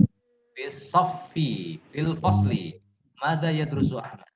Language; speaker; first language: Arabic; non-native, fluent; Indonesian